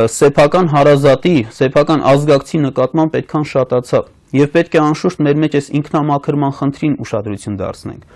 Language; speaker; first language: Armenian; native; Armenian